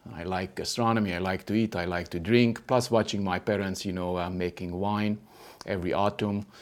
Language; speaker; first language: English; non-native, fluent; Hungarian